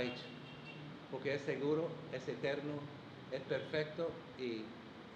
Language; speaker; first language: Spanish; non-native, fluent; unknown